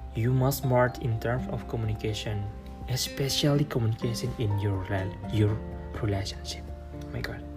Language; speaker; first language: English; non-native, learner; Indonesian